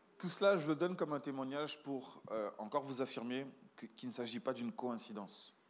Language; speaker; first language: French; native; French